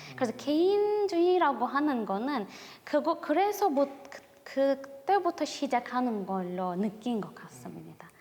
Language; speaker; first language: Korean; non-native, fluent; Turkish